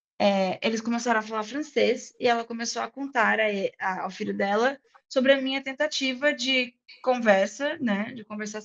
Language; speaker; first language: Portuguese; non-native, fluent; English